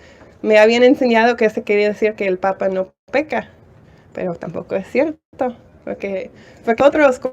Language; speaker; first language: Spanish; non-native, fluent; English